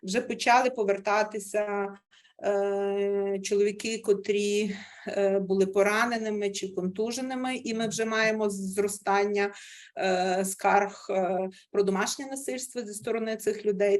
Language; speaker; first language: Ukrainian; native; Ukrainian